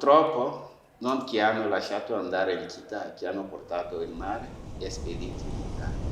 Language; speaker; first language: Italian; non-native, fluent; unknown